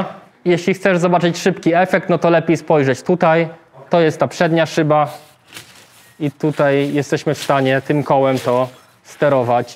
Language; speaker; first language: Polish; native; Polish